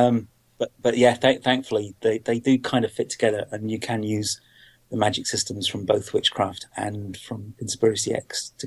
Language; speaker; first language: English; native; English